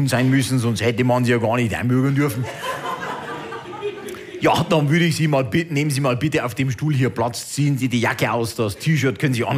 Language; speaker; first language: German; native; German